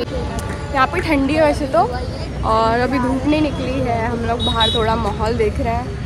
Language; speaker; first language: Hindi; non-native, local second language; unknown